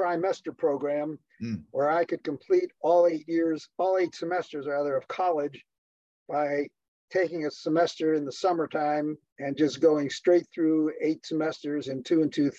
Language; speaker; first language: English; native; English